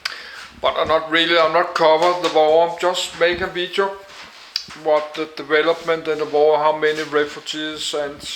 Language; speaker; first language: English; non-native, learner; Danish